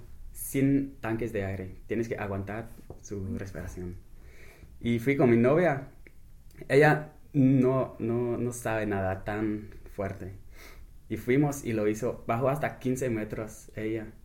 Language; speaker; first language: Spanish; non-native, fluent; English